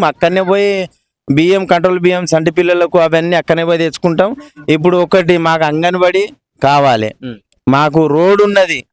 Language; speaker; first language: Telugu; non-native, local second language; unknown